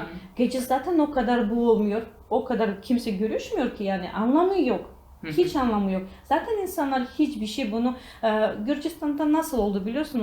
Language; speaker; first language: Turkish; non-native, learner; Georgian